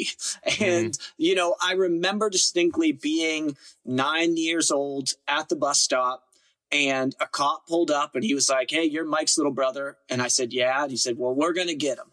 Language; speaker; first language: English; native; English